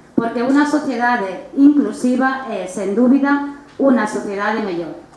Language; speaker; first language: Galician; non-native, fluent; Spanish